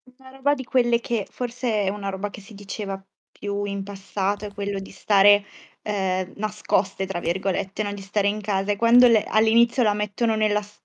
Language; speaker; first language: Italian; native; Italian